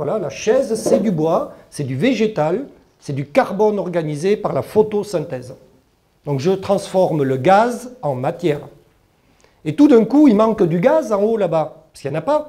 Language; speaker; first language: French; early bilingual, other home language; German